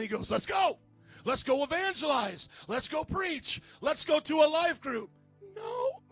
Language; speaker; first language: English; native; English